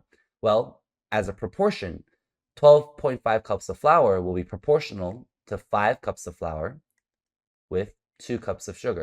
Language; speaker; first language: English; native; English